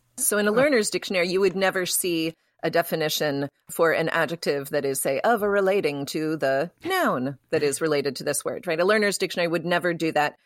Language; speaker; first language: English; native; English